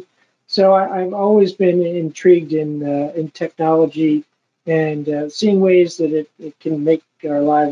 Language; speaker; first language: English; native; English